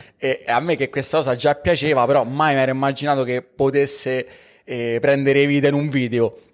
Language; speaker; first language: Italian; native; Italian